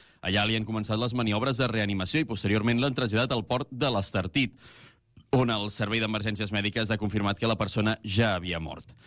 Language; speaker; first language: Catalan; native; Catalan